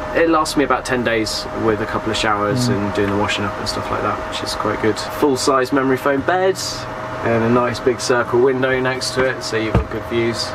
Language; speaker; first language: English; native; English